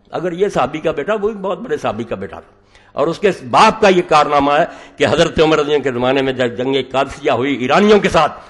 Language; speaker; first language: Urdu; native; Urdu